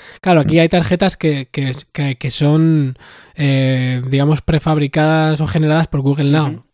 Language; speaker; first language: Spanish; native; Spanish